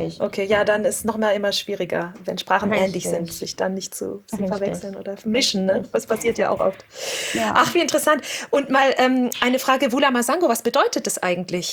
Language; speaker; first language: German; native; German